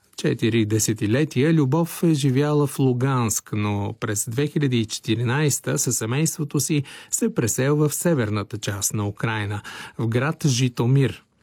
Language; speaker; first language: Bulgarian; native; Bulgarian